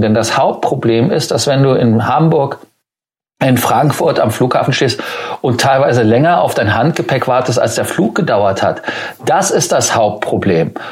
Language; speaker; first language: German; native; German